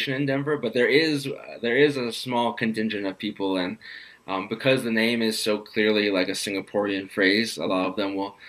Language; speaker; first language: English; native; English